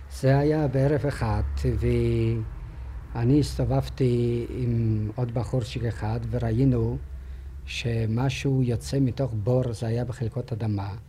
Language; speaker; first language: Hebrew; non-native, fluent; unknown